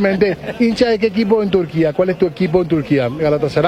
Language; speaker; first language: Spanish; native; Spanish